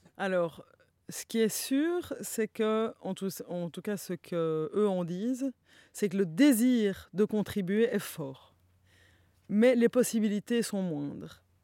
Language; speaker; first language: French; native; French